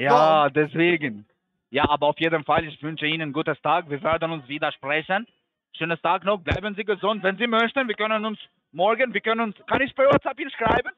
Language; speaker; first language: German; non-native, fluent; Albanian